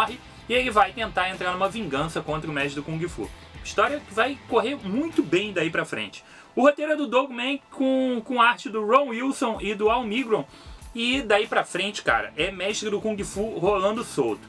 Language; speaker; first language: Portuguese; native; Portuguese